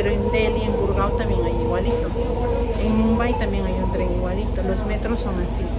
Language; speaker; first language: Spanish; native; Spanish